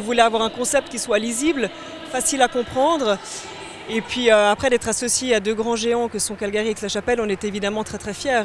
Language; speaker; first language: French; native; French